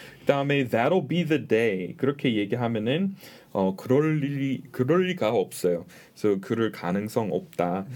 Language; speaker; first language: Korean; non-native, fluent; English